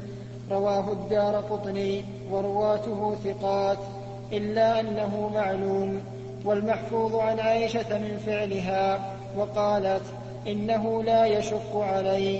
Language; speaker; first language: Arabic; native; Arabic